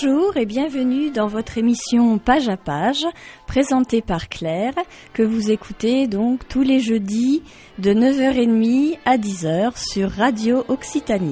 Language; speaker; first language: French; native; French